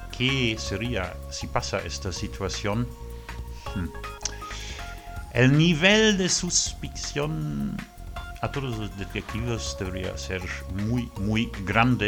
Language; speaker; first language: Spanish; non-native, learner; French